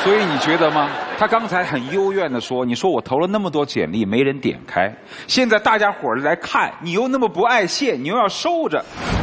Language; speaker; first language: Chinese; native; Chinese